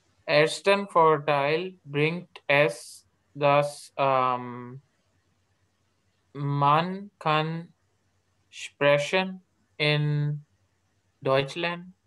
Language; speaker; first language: German; non-native, learner; Urdu